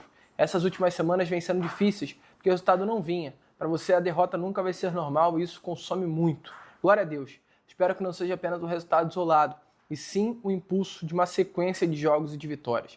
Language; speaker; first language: Portuguese; native; Portuguese